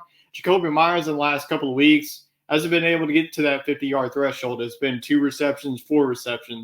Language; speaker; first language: English; native; English